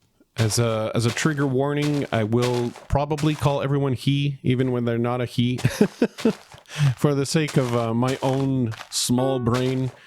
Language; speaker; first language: English; native; English